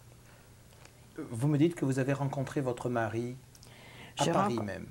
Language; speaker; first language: French; native; French